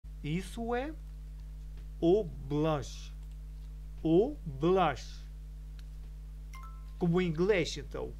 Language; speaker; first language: Portuguese; non-native, learner; German